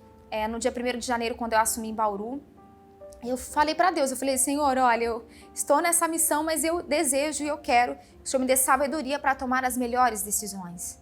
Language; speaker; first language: Portuguese; native; Portuguese